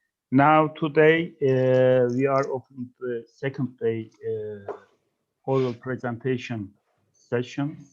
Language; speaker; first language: English; non-native, learner; Turkish